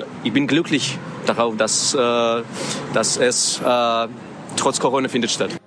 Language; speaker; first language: German; non-native, learner; Russian